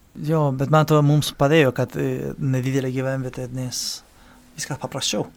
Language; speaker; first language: Lithuanian; non-native, fluent; Spanish